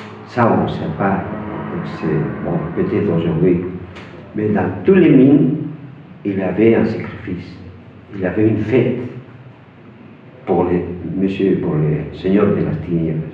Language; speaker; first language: French; non-native, fluent; Spanish